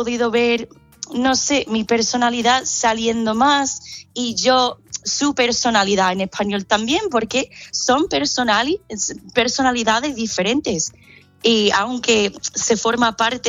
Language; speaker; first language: Spanish; non-native, fluent; English